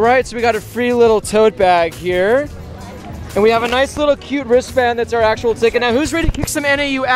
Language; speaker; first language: English; native; English